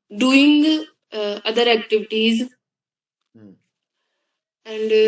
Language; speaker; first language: English; non-native, learner; Hindi